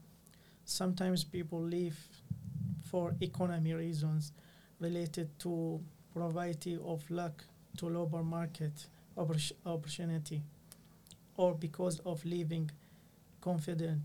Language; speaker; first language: English; non-native, learner; Arabic